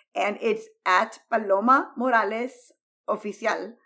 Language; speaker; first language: English; early bilingual, heritage; Spanish